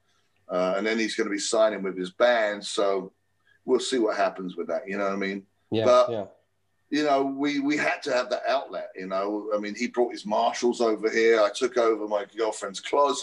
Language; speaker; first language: English; native; English